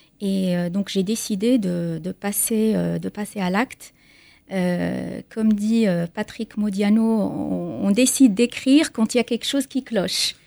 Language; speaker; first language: French; non-native, local second language; Arabic